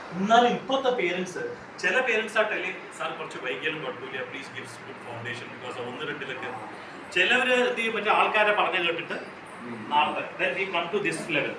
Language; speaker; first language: Malayalam; non-native, local second language; Hindi